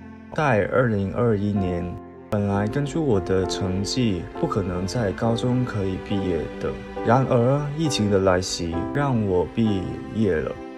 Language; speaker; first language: Chinese; early bilingual, other home language; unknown